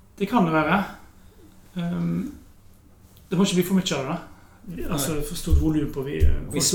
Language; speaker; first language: Norwegian; native; Norwegian